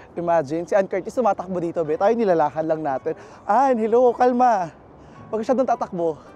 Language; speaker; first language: Filipino; native; Filipino